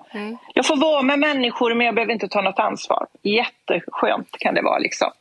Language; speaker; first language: Swedish; native; Swedish